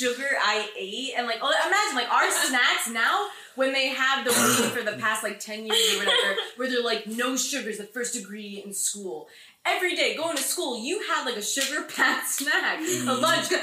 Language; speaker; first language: English; native; English